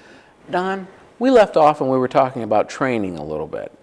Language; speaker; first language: English; native; English